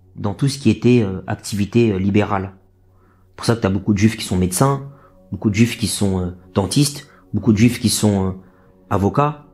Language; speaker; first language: French; native; French